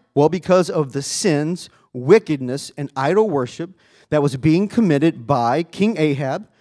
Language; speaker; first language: English; native; English